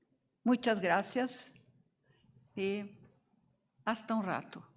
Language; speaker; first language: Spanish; non-native, learner; Portuguese